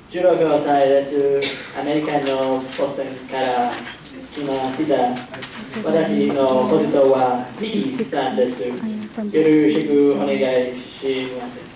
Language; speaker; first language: Japanese; non-native, learner; English